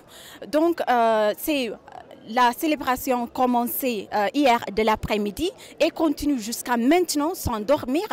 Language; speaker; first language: French; non-native, fluent; Amharic